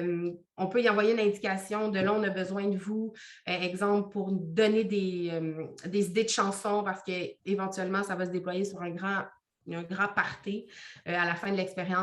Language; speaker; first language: French; native; French